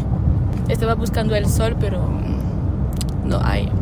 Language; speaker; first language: Spanish; non-native, learner; French